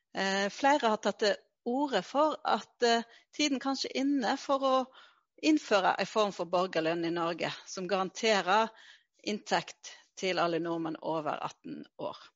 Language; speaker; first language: Norwegian; native; Norwegian